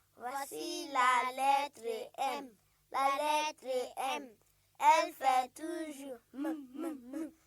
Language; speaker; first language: French; non-native, local second language; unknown